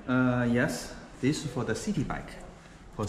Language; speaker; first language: English; non-native, learner; Chinese